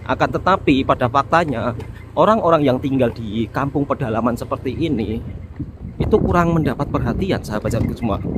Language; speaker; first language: Indonesian; native; Indonesian